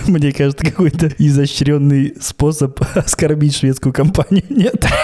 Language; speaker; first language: Russian; native; Russian